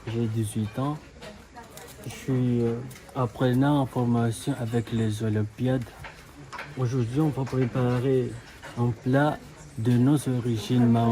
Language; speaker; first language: French; non-native, learner; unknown